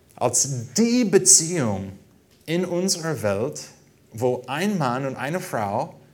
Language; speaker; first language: German; non-native, fluent; English